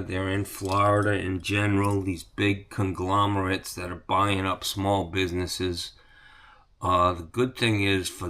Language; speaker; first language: English; native; English